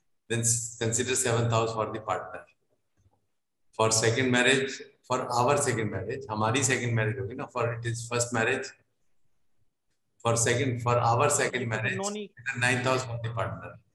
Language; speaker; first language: English; non-native, local second language; Hindi